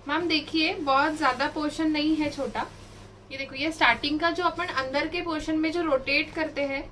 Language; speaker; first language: Hindi; non-native, local second language; Marathi